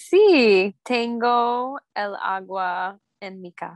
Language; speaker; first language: Spanish; non-native, learner; English